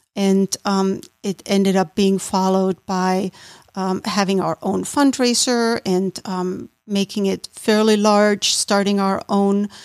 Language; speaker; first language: English; non-native, fluent; German